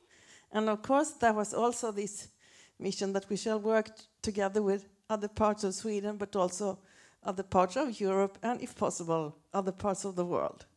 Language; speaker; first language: English; non-native, fluent; Swedish